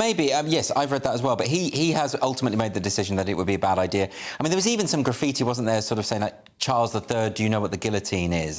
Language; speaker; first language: English; native; English